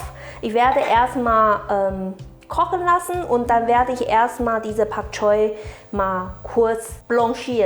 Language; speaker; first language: German; non-native, fluent; Chinese